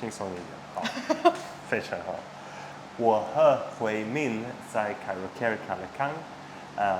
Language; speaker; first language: Chinese; non-native, fluent; English